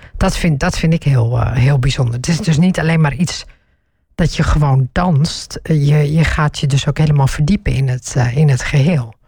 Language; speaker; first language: Dutch; early bilingual, other home language; Turkish